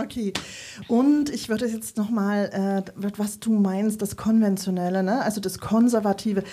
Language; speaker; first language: German; native; German